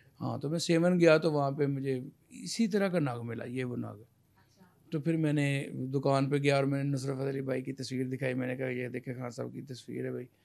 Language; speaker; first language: Urdu; non-native, local second language; Punjabi